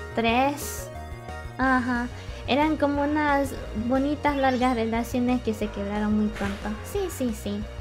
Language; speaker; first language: Spanish; early bilingual, heritage; English